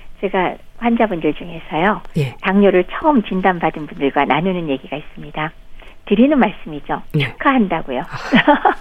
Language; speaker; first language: Korean; native; Korean